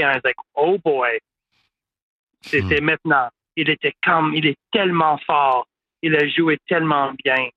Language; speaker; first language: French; non-native, local second language; English